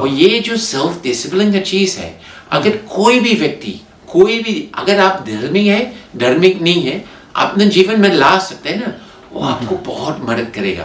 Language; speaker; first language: Hindi; non-native, fluent; English